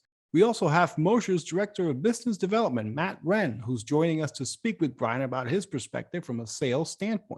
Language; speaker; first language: English; native; English